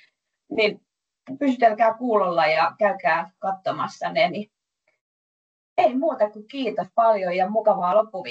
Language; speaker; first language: Finnish; native; Finnish